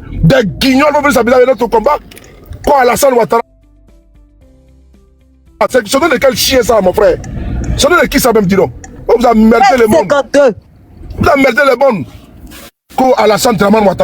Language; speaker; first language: French; native; French